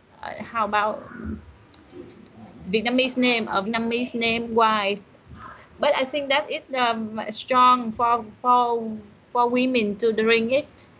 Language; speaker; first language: English; non-native, learner; Vietnamese